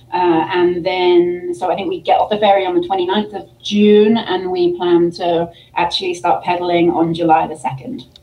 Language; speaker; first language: English; native; English